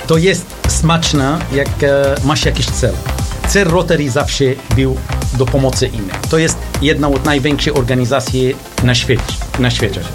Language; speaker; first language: Polish; non-native, learner; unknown